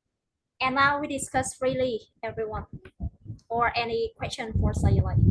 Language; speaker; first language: English; non-native, learner; Vietnamese